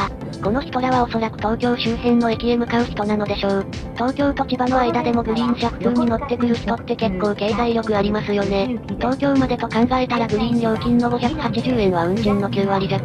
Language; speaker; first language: Japanese; native; Japanese